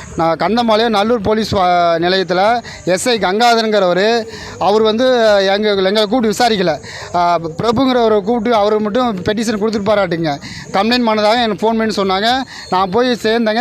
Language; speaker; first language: Tamil; native; Tamil